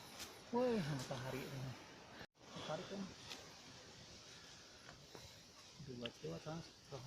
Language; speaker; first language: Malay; non-native, local second language; Sundanese